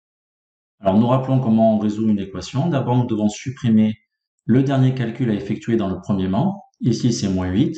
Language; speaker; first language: French; native; French